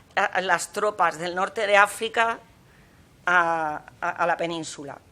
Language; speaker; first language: Spanish; non-native, local second language; Catalan